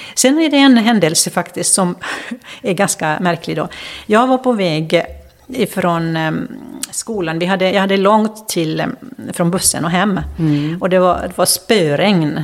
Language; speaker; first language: Swedish; non-native, local second language; Finnish